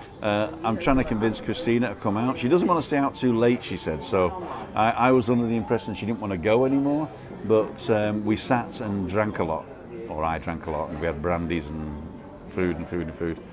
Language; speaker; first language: English; native; English